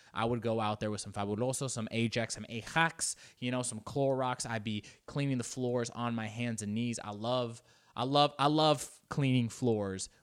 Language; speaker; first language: English; early bilingual, other home language; Spanish